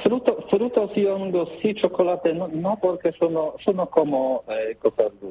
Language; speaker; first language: Spanish; non-native, learner; Polish